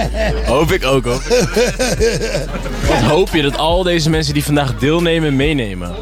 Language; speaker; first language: Dutch; native; Dutch